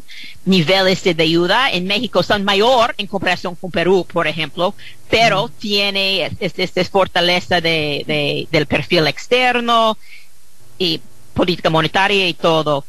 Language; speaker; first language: Spanish; non-native, fluent; English